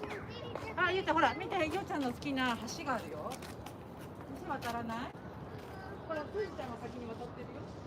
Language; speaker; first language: Japanese; native; Japanese